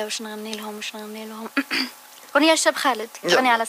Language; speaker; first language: Arabic; native; Arabic